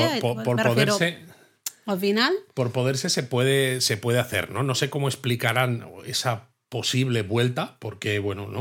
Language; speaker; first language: Spanish; native; Spanish